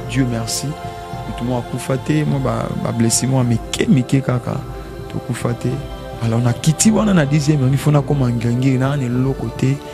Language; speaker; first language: Lingala; non-native, local second language; Kituba (Democratic Republic of Congo)